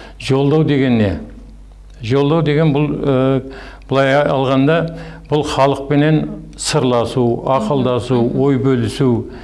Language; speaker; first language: Kazakh; non-native, local second language; Turkish